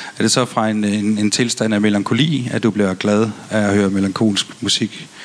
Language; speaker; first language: Danish; native; Danish